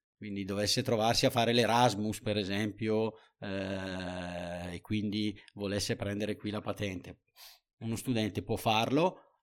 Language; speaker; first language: Italian; native; Italian